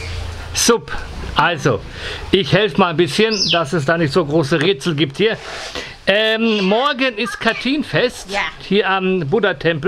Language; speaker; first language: German; native; German